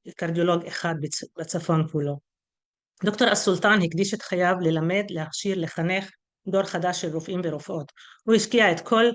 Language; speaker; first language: Hebrew; non-native, local second language; Arabic